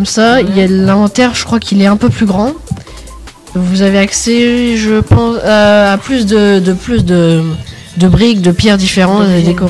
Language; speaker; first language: French; native; French